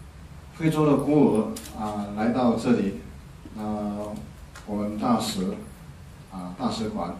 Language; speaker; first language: Chinese; native; Chinese